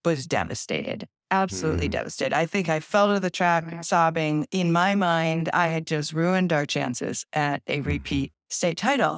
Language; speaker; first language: English; native; English